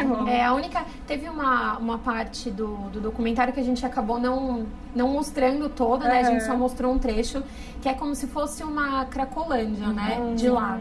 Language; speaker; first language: Portuguese; native; Portuguese